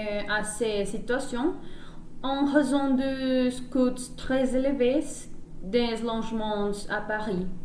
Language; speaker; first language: French; non-native, learner; Spanish